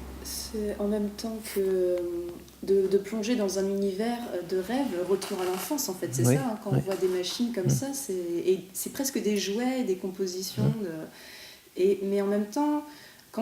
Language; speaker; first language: French; native; French